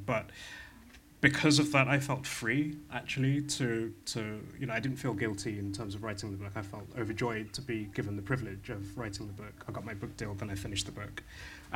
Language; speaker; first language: English; native; English